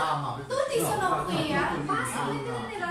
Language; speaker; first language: Italian; non-native, learner; Thai